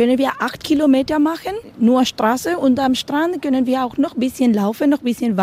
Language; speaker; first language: German; non-native, learner; Spanish